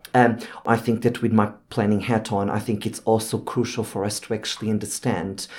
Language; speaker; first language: English; non-native, fluent; Portuguese